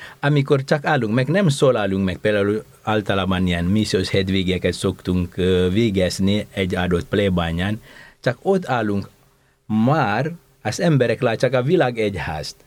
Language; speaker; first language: Hungarian; non-native, fluent; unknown